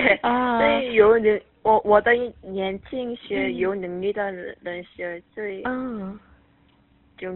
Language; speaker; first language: Chinese; non-native, learner; Korean